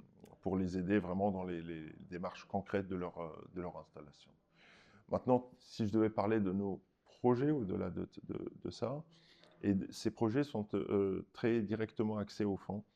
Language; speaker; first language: French; non-native, local second language; Arabic